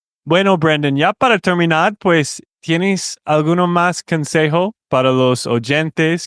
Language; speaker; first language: Spanish; non-native, fluent; English